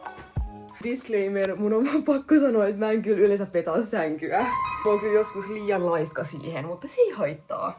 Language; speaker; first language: Finnish; native; Finnish